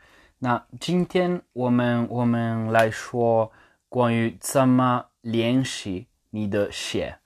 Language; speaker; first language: Chinese; non-native, learner; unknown